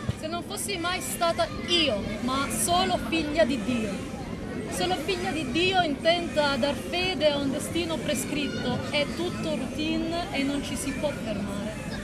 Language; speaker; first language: Italian; early bilingual, other home language; Arabic